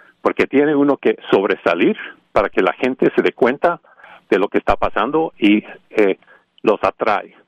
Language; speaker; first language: Spanish; early bilingual, heritage; Spanish